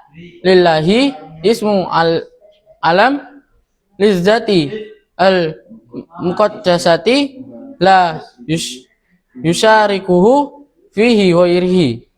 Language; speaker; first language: Arabic; non-native, fluent; Indonesian